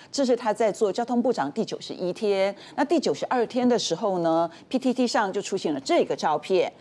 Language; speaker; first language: Chinese; native; Chinese